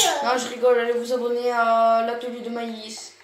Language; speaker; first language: French; native; French